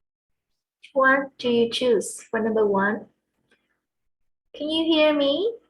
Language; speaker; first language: English; non-native, fluent; Vietnamese